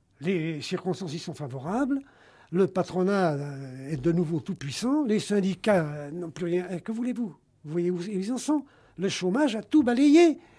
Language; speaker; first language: French; native; French